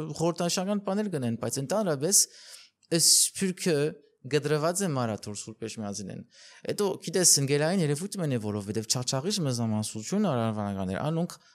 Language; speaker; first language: Armenian; early bilingual, heritage; Armenian